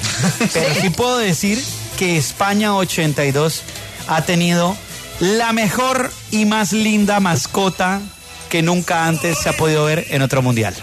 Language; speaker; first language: Spanish; native; Spanish